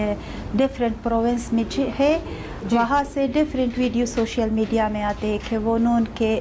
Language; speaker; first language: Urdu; non-native, fluent; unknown